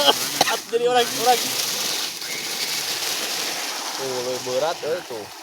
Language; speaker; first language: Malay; non-native, local second language; Sundanese